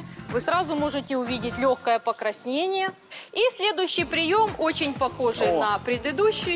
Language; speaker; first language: Russian; native; Russian